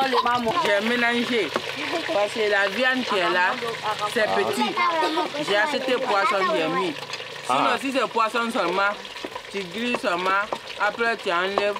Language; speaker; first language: French; non-native, local second language; Mandingo